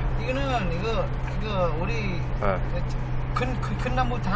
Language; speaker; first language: Korean; non-native, learner; Vietnamese